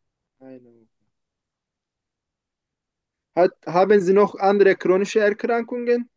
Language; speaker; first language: German; non-native, learner; Turkish